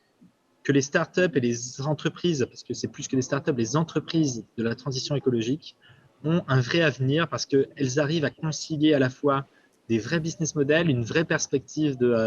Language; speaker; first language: French; native; French